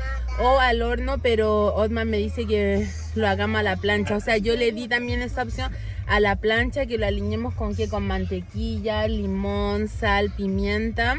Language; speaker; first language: Spanish; native; Spanish